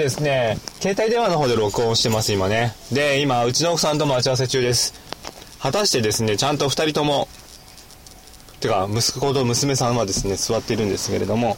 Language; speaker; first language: Japanese; native; Japanese